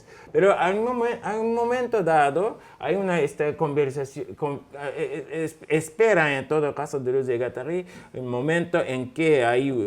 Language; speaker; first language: Spanish; non-native, fluent; Japanese